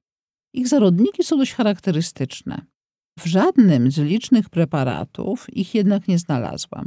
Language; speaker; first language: Polish; native; Polish